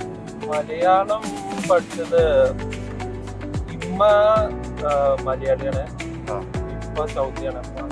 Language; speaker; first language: Malayalam; early bilingual, heritage; Arabic